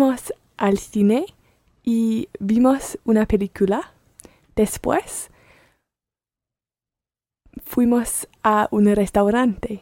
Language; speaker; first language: Spanish; non-native, learner; English